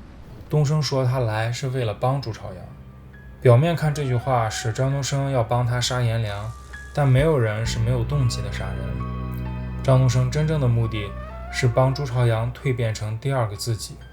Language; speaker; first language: Chinese; native; Chinese